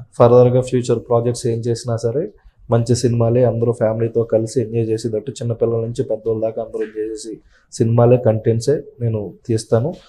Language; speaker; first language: Telugu; native; Telugu